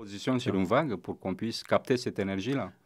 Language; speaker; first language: French; non-native, fluent; Romanian